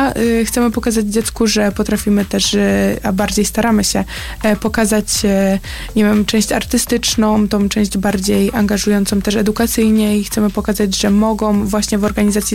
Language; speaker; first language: Polish; native; Polish